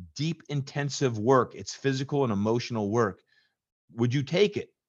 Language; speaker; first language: English; native; English